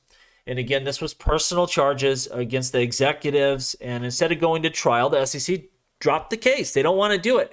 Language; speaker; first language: English; native; English